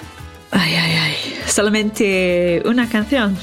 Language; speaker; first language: Spanish; non-native, learner; English